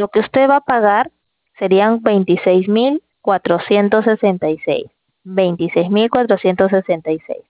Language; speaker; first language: Spanish; native; Spanish